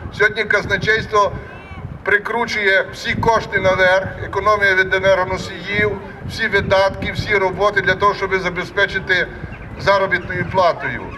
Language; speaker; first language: Ukrainian; native; Ukrainian